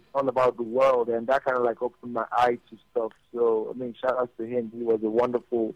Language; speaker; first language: English; non-native, local second language; Yoruba